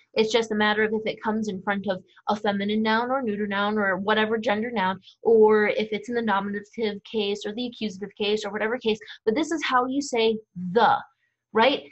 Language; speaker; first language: English; native; English